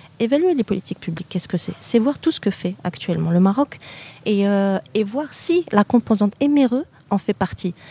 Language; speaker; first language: French; native; French